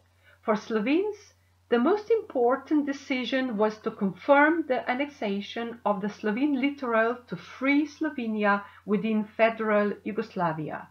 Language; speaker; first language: English; non-native, fluent; Slovenian